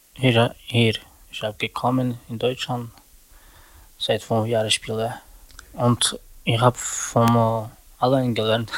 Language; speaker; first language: German; non-native, learner; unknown